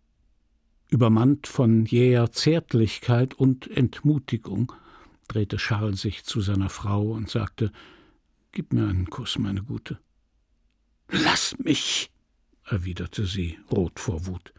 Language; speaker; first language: German; native; German